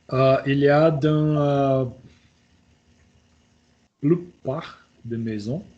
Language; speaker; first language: French; non-native, learner; Portuguese